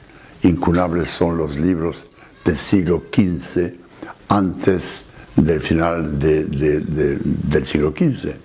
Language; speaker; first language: Spanish; non-native, fluent; French